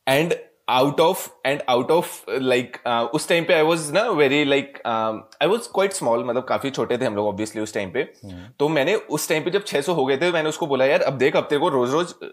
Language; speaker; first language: Hindi; native; Hindi